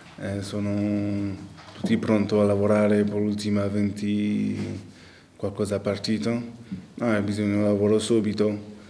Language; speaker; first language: Italian; non-native, local second language; French